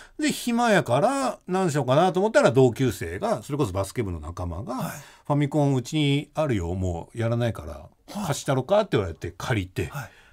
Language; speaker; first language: Japanese; native; Japanese